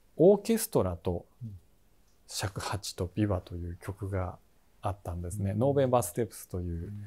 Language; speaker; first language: Japanese; native; Japanese